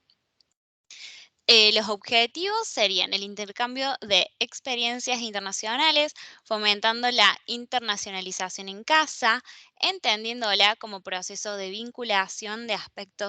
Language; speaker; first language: Spanish; native; Spanish